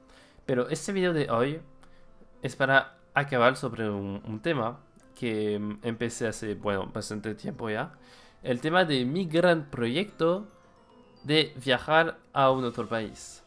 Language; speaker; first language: Spanish; non-native, fluent; French